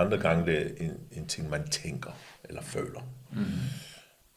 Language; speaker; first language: Danish; early bilingual, other home language; English